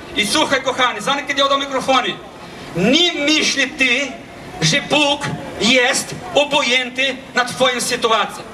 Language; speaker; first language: Polish; non-native, learner; Portuguese